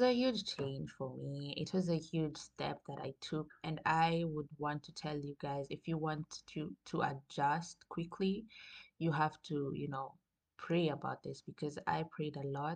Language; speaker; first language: English; non-native, local second language; Swahili